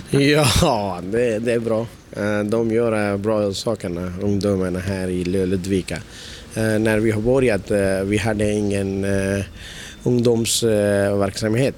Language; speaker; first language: Swedish; non-native, learner; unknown